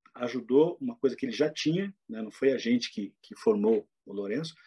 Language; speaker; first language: Portuguese; native; Portuguese